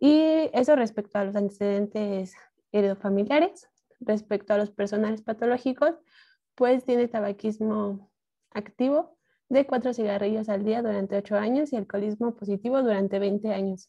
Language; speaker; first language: Spanish; native; Spanish